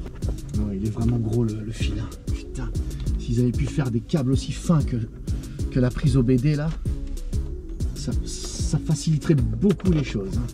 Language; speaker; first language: French; native; French